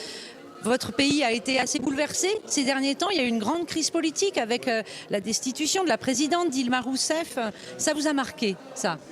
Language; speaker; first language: French; native; French